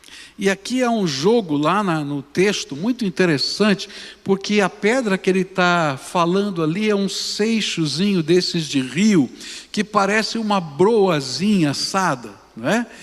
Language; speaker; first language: Portuguese; native; Portuguese